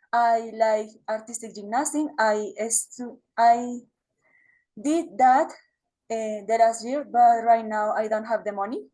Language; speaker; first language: English; non-native, learner; Spanish